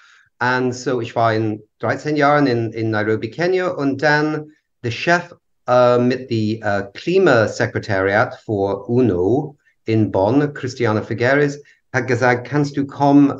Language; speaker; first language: German; non-native, learner; English